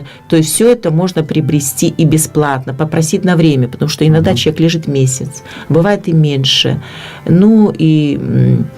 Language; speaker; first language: Russian; native; Russian